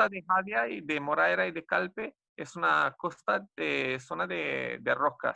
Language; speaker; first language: Spanish; non-native, fluent; Romanian